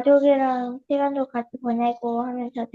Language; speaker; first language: Korean; early bilingual, heritage; Korean